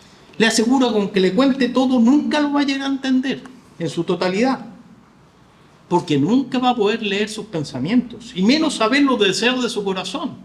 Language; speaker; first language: Spanish; native; Spanish